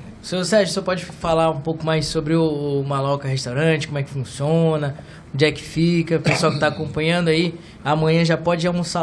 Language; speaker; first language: Portuguese; native; Portuguese